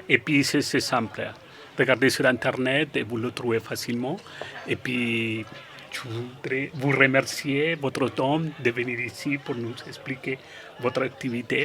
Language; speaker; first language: French; non-native, fluent; Spanish